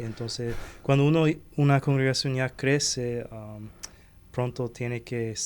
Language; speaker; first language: Spanish; non-native, fluent; Chinese